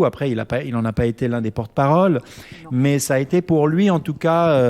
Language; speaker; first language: French; native; French